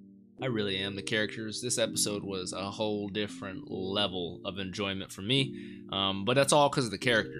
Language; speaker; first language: English; native; English